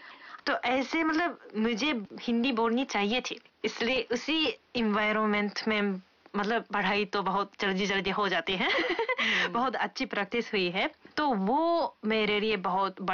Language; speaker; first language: Hindi; non-native, fluent; Japanese